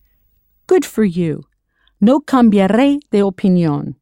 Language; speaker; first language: Spanish; non-native, fluent; English